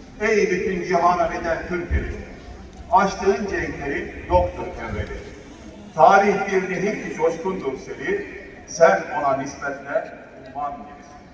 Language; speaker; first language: Turkish; native; Turkish